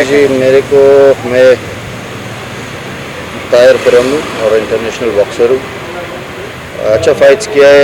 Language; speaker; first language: Hindi; non-native, fluent; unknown